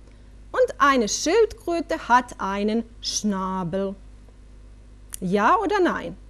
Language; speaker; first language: German; non-native, fluent; Bosnian